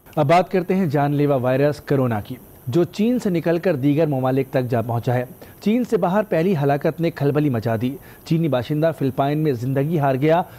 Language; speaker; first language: Urdu; native; Urdu